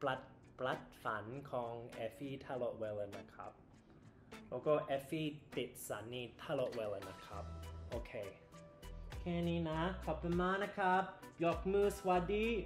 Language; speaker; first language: Thai; non-native, learner; English